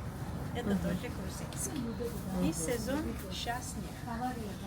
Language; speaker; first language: Russian; non-native, learner; Georgian